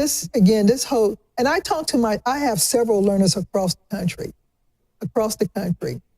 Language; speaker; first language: English; native; English